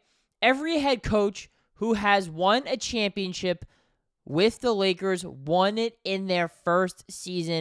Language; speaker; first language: English; native; English